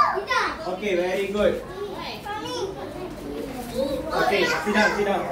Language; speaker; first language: English; non-native, local second language; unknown